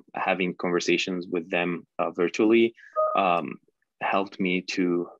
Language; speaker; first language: English; non-native, fluent; Arabic